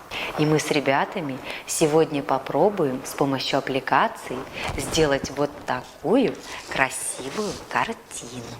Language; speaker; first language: Russian; native; Russian